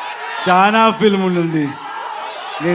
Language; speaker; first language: Telugu; non-native, local second language; Kannada